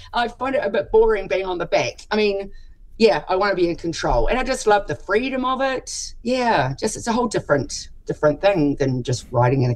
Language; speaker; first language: English; native; English